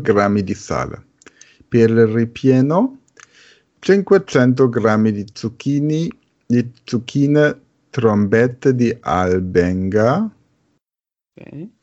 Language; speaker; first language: Italian; non-native, fluent; German